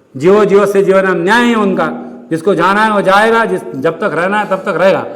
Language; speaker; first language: Hindi; non-native, local second language; Marathi